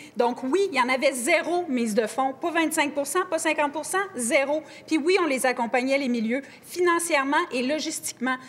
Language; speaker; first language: French; native; French